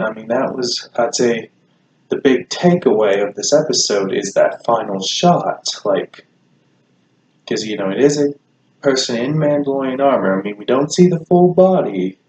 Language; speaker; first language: English; native; English